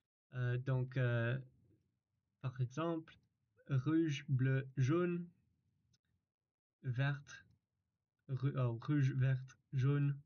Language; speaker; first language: French; non-native, learner; English